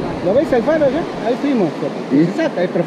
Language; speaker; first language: Spanish; native; Spanish